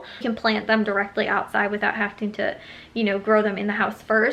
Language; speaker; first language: English; native; English